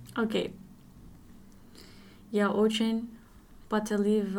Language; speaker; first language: Russian; non-native, learner; English